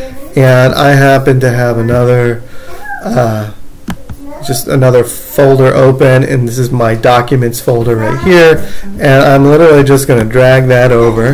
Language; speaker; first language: English; native; English